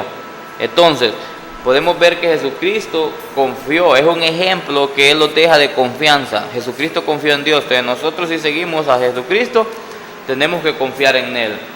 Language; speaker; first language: Spanish; native; Spanish